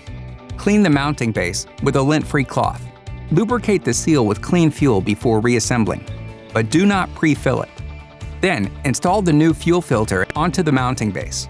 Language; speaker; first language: English; native; English